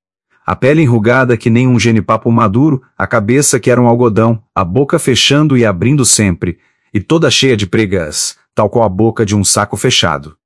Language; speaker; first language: Portuguese; native; Portuguese